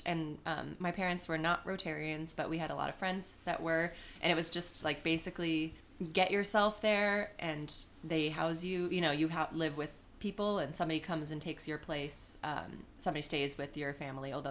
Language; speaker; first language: English; native; English